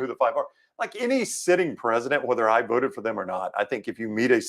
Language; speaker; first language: English; native; English